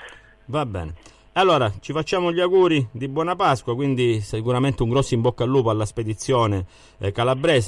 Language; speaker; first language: Italian; native; Italian